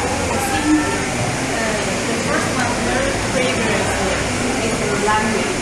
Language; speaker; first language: English; non-native, learner; Chinese